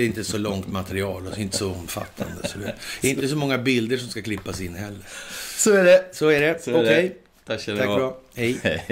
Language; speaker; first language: Swedish; native; Swedish